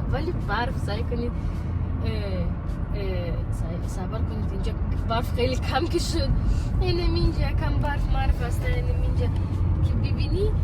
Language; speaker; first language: Persian; early bilingual, heritage; Persian